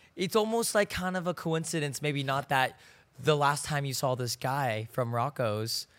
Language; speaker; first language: English; native; English